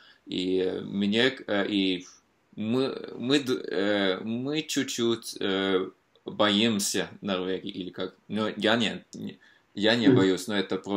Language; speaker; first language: Russian; non-native, fluent; Norwegian